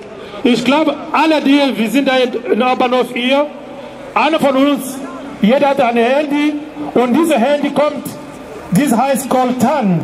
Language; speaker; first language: German; non-native, learner; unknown